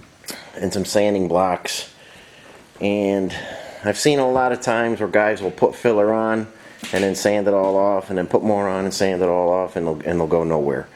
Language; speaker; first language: English; native; English